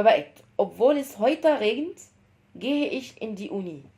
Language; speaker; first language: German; non-native, fluent; Arabic